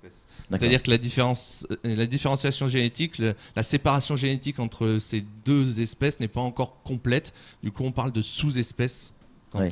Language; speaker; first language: French; native; French